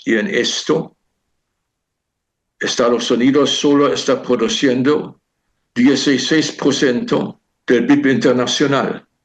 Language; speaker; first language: Spanish; non-native, fluent; German